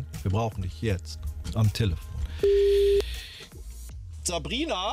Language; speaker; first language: German; native; German